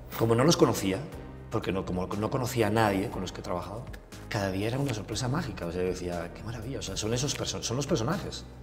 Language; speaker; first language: Spanish; native; Spanish